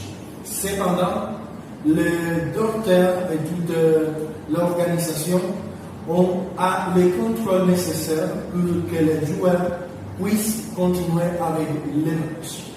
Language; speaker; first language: French; non-native, learner; Spanish